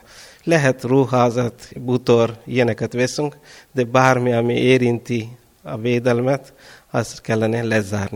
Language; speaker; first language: Hungarian; non-native, fluent; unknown